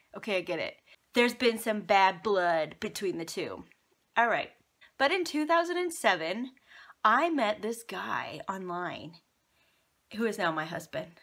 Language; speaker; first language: English; native; English